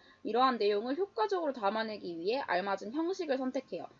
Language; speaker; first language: Korean; native; Korean